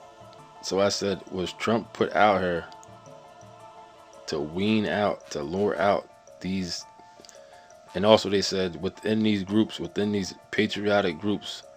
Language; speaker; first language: English; native; English